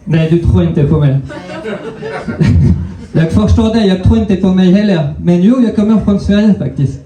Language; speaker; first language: Swedish; non-native, fluent; French